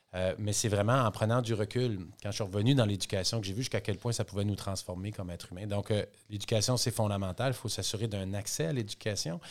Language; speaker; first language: French; native; French